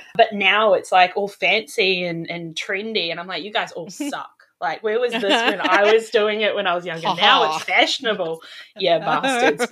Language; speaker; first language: English; native; English